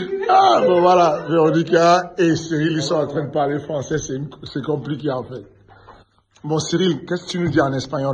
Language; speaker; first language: French; native; French